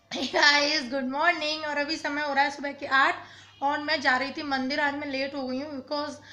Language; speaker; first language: Hindi; native; Hindi